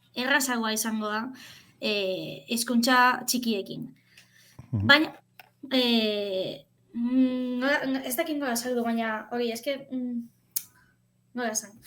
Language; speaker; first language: Basque; non-native, fluent; Catalan